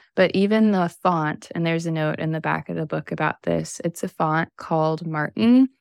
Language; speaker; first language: English; native; English